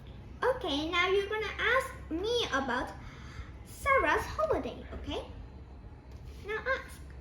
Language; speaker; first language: English; non-native, fluent; Vietnamese